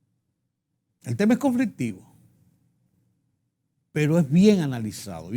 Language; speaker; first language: Spanish; native; Spanish